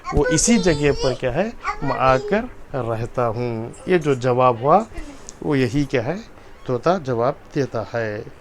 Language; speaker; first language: Urdu; non-native, local second language; Kannada